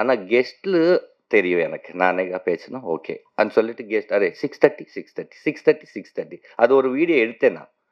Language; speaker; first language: Tamil; non-native, learner; Telugu